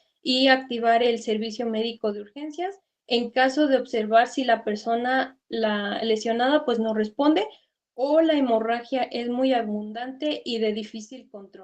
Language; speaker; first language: Spanish; native; Spanish